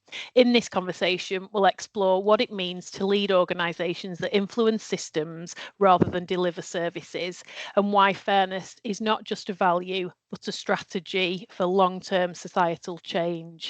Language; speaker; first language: English; native; English